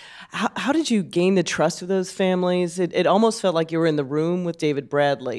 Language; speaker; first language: English; native; English